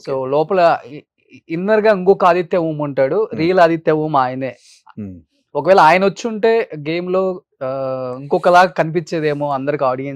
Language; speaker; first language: Telugu; native; Telugu